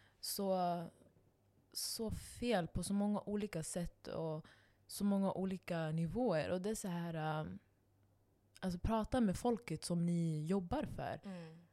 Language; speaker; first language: Swedish; non-native, local second language; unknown